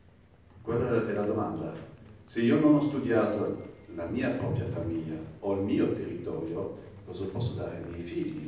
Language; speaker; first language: Italian; non-native, fluent; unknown